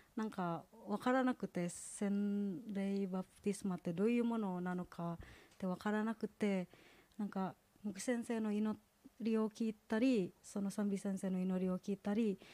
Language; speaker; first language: Japanese; non-native, fluent; Indonesian